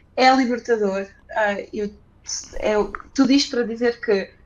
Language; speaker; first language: Portuguese; early bilingual, other home language; Ukrainian